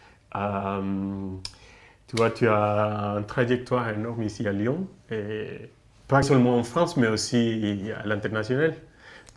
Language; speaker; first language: French; non-native, fluent; Spanish